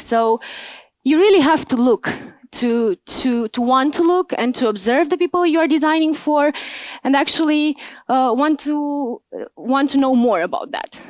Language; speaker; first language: English; non-native, fluent; Romanian